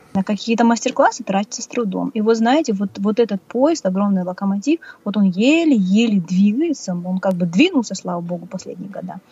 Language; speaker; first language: Russian; native; Russian